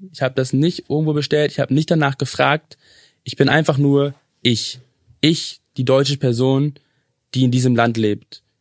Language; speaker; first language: German; early bilingual, other home language; English